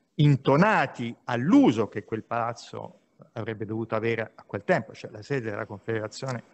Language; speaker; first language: Italian; native; Italian